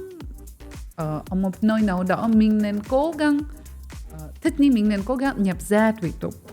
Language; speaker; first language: Vietnamese; non-native, fluent; French